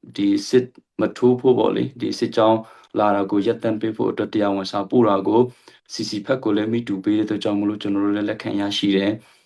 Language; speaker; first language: Burmese; non-native, local second language; Hakha Chin